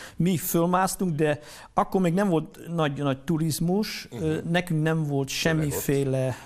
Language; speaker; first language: Hungarian; non-native, fluent; Dutch